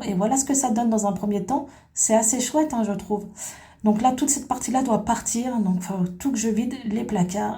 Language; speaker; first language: French; native; French